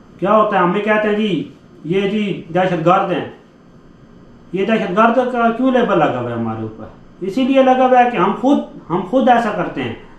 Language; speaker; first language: Hindi; non-native, local second language; Punjabi